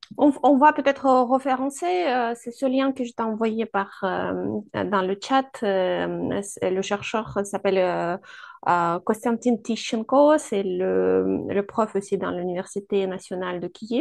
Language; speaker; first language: French; non-native, fluent; Ukrainian